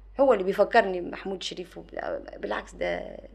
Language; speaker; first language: Arabic; native; Arabic